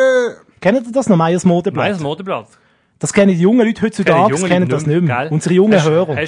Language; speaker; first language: German; native; German